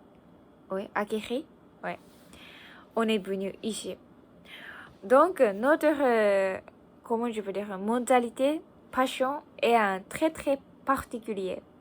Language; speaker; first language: French; non-native, learner; Japanese